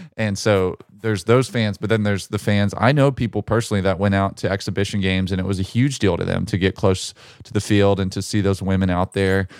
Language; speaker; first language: English; native; English